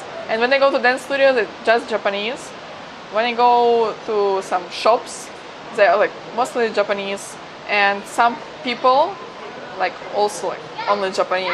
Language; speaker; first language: English; non-native, fluent; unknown